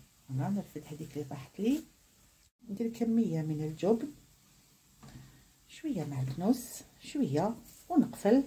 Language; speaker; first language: Arabic; native; Arabic